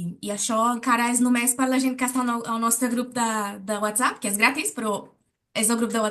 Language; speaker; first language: Catalan; non-native, learner; Portuguese